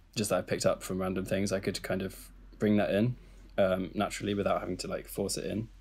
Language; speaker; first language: English; native; English